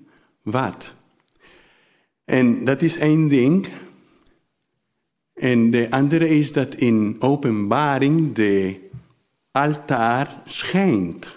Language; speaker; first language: Dutch; non-native, learner; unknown